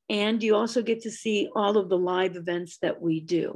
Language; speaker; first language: English; native; English